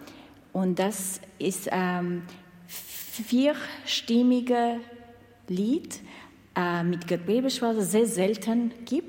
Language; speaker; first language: German; non-native, fluent; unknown